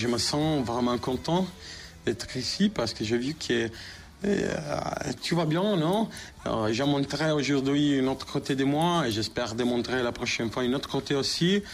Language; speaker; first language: French; non-native, fluent; Italian